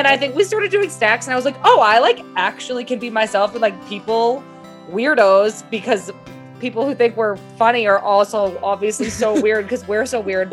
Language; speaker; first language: English; native; English